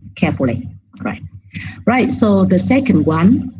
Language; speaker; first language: English; non-native, fluent; Vietnamese